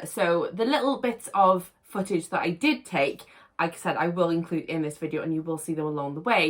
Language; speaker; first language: English; native; English